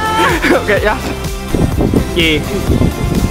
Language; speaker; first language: Chinese; native; Chinese